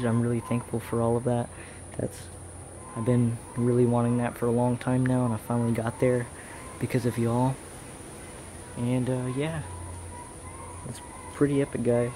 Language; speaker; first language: English; native; English